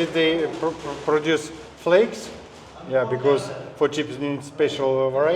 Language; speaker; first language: English; non-native, learner; Russian